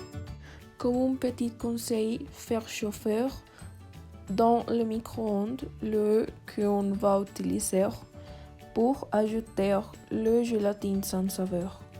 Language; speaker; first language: French; non-native, learner; Spanish